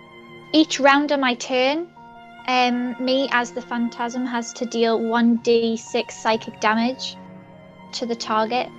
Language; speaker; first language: English; native; English